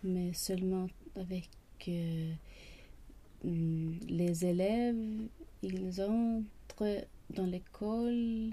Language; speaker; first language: French; non-native, learner; Swedish